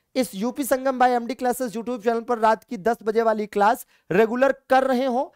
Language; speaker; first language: Hindi; native; Hindi